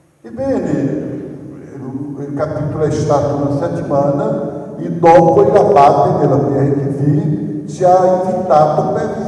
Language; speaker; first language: Italian; non-native, fluent; Portuguese